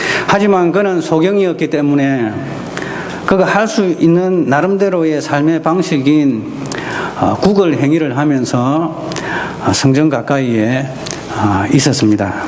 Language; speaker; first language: Korean; native; Korean